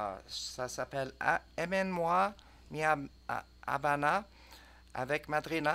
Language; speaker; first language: French; non-native, learner; English